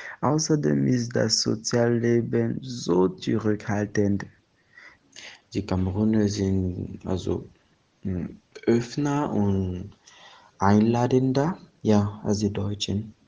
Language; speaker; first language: German; non-native, fluent; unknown